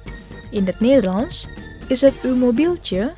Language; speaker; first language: Dutch; non-native, fluent; Indonesian